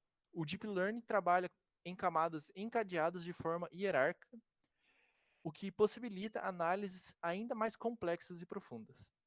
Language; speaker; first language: Portuguese; native; Portuguese